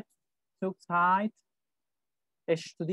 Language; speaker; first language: German; non-native, fluent; Spanish